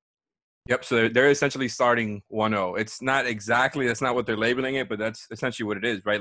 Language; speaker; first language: English; native; English